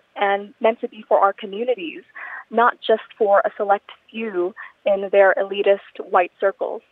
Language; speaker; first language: English; non-native, local second language; Filipino